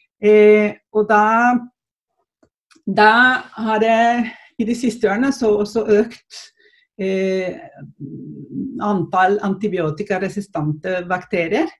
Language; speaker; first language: Norwegian; non-native, fluent; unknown